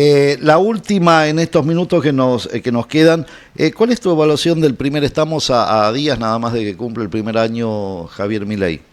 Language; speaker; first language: Spanish; native; Spanish